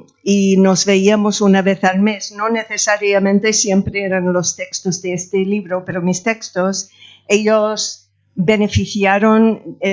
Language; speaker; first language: Spanish; non-native, fluent; English